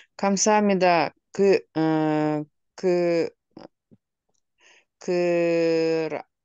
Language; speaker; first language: Korean; non-native, learner; Kyrgyz